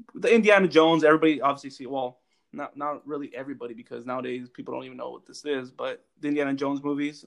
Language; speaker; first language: English; native; English